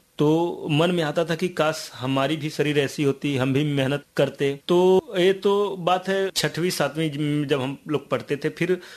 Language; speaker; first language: Hindi; native; Hindi